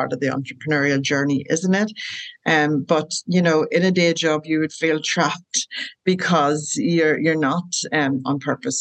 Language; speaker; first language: English; native; English